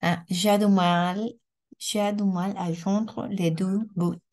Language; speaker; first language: French; non-native, learner; Spanish